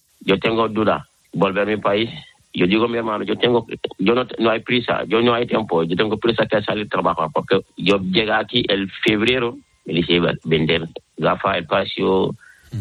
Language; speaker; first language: Spanish; non-native, learner; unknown